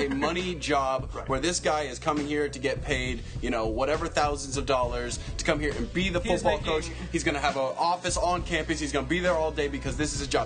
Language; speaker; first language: English; native; English